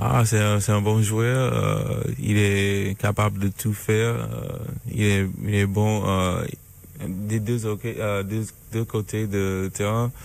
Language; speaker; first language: French; non-native, learner; English